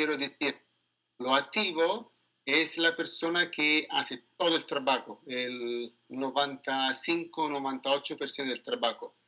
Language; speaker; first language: Spanish; non-native, learner; Italian